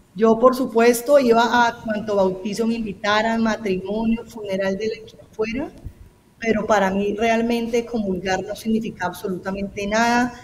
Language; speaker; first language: Spanish; native; Spanish